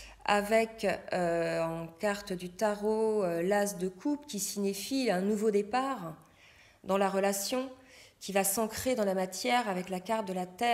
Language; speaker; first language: French; native; French